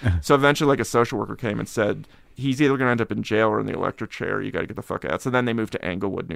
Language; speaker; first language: English; native; English